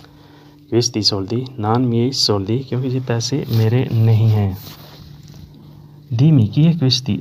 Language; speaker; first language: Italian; non-native, learner; Urdu